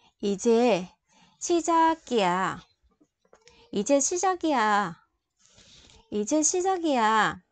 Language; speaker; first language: Korean; non-native, fluent; Vietnamese